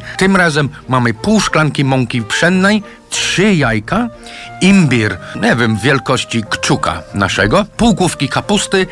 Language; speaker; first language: Polish; non-native, learner; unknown